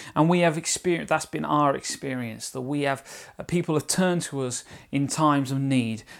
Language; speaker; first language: English; native; English